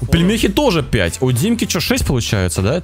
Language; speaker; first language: Russian; native; Russian